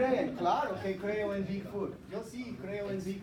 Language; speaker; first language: Spanish; non-native, fluent; English